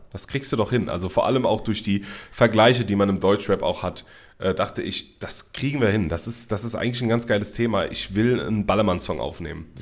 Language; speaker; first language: German; native; German